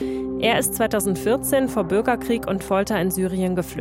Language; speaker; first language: German; native; German